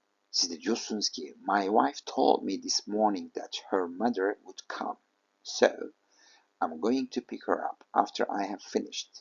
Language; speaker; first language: English; non-native, fluent; Turkish